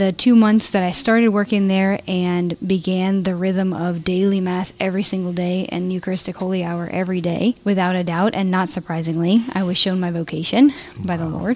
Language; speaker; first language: English; native; English